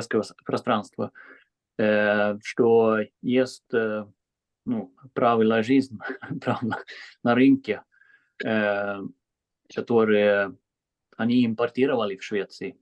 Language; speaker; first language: Russian; non-native, fluent; Swedish